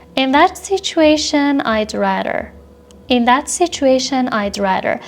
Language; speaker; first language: English; non-native, fluent; Persian